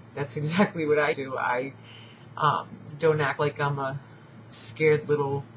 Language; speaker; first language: English; native; English